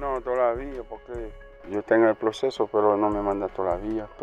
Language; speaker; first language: Spanish; non-native, learner; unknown